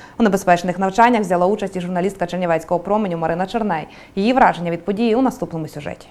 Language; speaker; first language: Ukrainian; native; Ukrainian